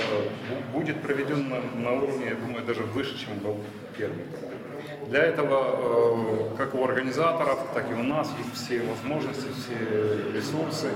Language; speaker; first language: Russian; native; Russian